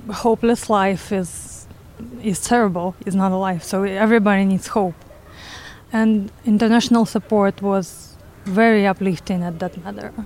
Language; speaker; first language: English; non-native, fluent; Ukrainian